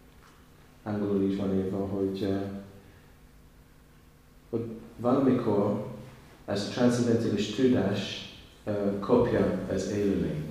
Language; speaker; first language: Hungarian; non-native, learner; English